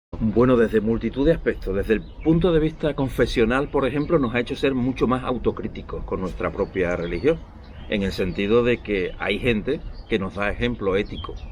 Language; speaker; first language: Spanish; native; Spanish